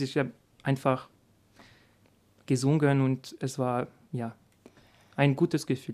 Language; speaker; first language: German; non-native, learner; French